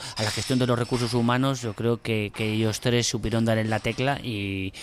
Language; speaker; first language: Spanish; native; Spanish